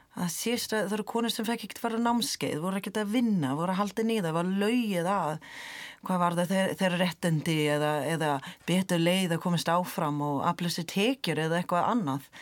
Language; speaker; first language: Icelandic; non-native, fluent; English